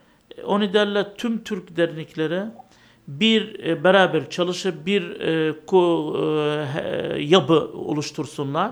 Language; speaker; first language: Turkish; non-native, learner; Arabic